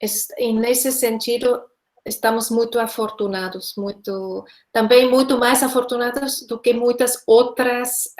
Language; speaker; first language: Portuguese; non-native, fluent; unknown